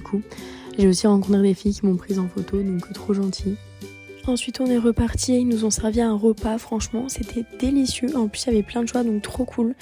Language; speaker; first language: French; native; French